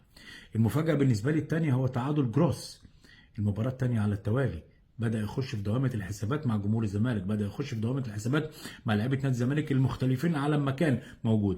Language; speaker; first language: Arabic; native; Arabic